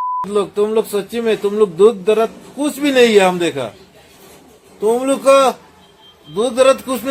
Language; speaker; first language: Hindi; non-native, local second language; Assamese